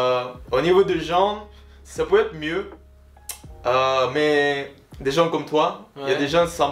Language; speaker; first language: French; non-native, learner; Filipino